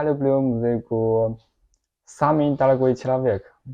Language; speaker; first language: Russian; non-native, learner; Chinese